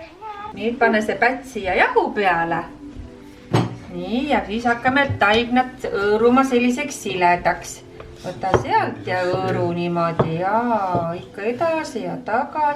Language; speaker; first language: Estonian; native; Estonian